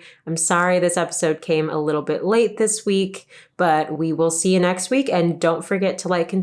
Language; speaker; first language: English; native; English